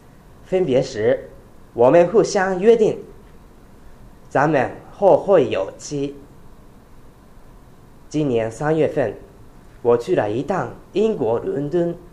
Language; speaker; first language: Chinese; non-native, fluent; Japanese